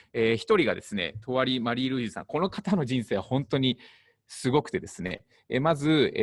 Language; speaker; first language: Japanese; native; Japanese